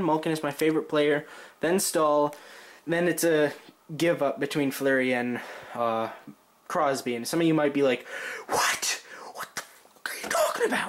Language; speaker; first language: English; native; English